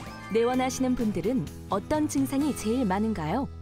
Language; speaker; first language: Korean; native; Korean